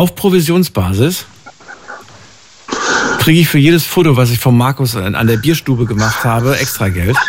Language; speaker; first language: German; native; German